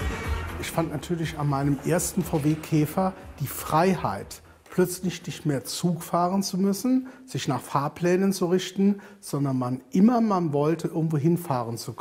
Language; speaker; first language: German; native; German